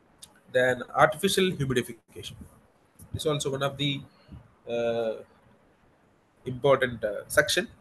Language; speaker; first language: English; non-native, local second language; Telugu